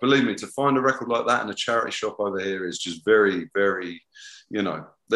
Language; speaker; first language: English; native; English